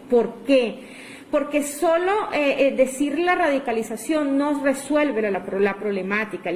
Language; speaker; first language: Spanish; native; Spanish